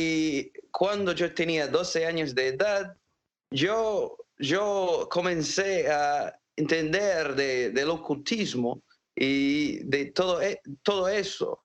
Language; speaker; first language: Spanish; non-native, fluent; English